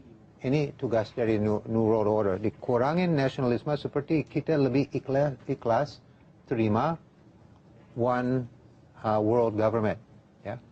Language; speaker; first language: Indonesian; non-native, learner; English